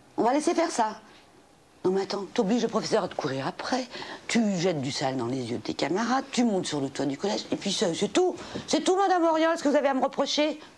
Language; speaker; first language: French; native; French